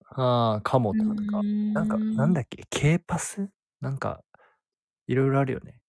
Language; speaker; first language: Japanese; native; Japanese